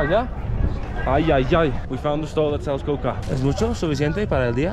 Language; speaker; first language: Spanish; non-native, learner; English